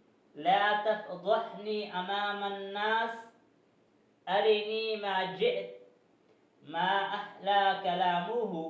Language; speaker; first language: Arabic; non-native, fluent; Urdu